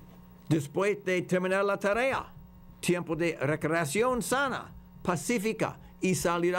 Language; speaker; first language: Spanish; non-native, fluent; English